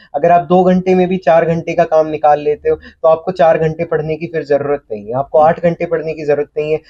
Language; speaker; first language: Hindi; native; Hindi